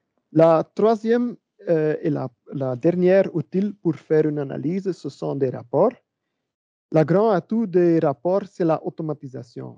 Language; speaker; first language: French; non-native, learner; Dutch